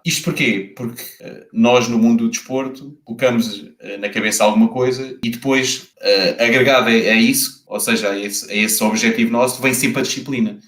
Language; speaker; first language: Portuguese; native; Portuguese